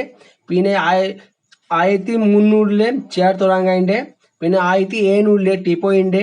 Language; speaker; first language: Malayalam; non-native, learner; Hindi